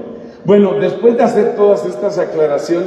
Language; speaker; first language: Spanish; native; Spanish